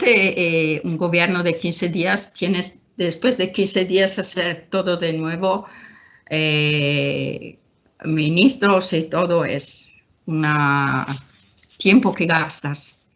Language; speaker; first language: Spanish; non-native, fluent; Italian